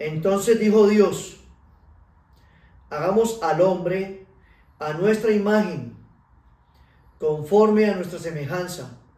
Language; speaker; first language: Spanish; native; Spanish